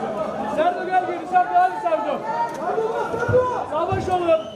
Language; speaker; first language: Turkish; native; Turkish